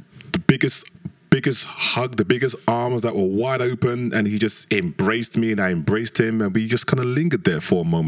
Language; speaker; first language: English; native; English